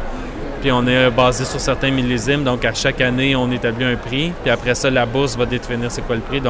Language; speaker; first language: French; native; French